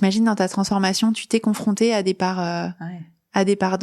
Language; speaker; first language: French; native; French